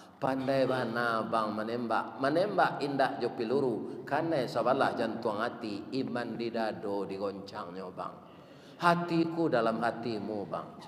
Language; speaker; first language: Malay; non-native, local second language; Minangkabau